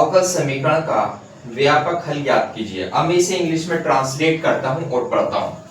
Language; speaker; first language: Hindi; native; Hindi